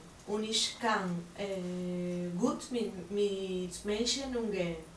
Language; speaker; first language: German; non-native, learner; Spanish